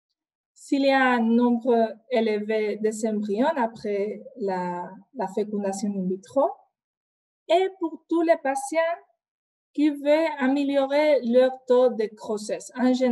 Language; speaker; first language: French; non-native, fluent; Spanish